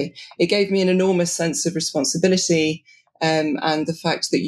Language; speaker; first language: English; native; English